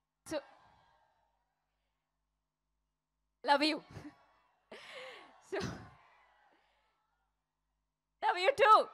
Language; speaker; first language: Telugu; non-native, fluent; Malayalam